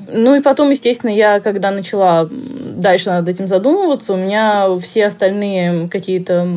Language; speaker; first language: Russian; early bilingual, heritage; Russian